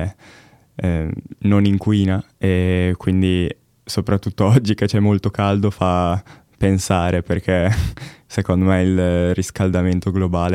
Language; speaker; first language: English; non-native, learner; Italian